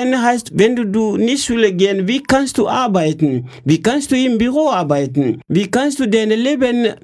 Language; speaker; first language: German; non-native, learner; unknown